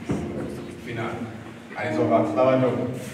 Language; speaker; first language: Romanian; non-native, learner; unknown